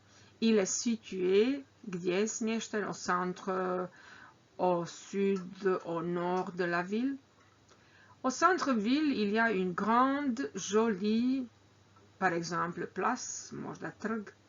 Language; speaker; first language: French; non-native, fluent; Croatian